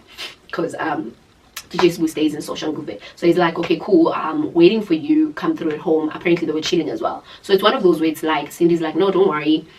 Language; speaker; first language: English; non-native, local second language; Zulu